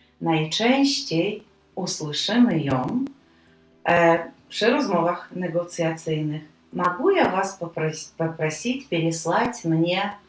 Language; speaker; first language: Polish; non-native, fluent; Ukrainian